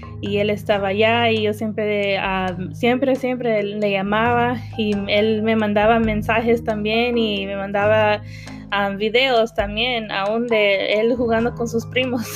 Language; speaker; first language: Spanish; early bilingual, heritage; Spanish